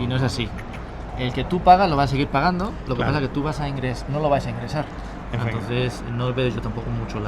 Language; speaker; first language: Spanish; native; Spanish